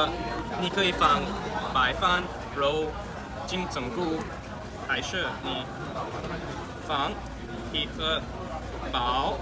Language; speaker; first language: Chinese; non-native, learner; English